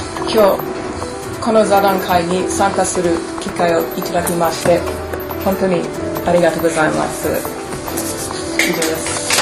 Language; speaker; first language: Japanese; non-native, fluent; English